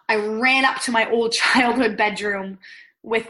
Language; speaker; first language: English; native; English